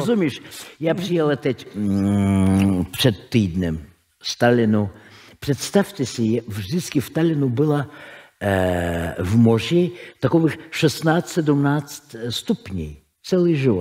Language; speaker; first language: Czech; non-native, fluent; Russian